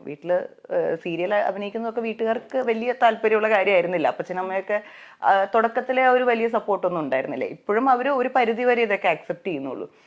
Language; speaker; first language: Malayalam; native; Malayalam